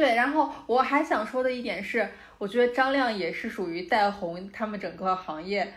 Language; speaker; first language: Chinese; native; Chinese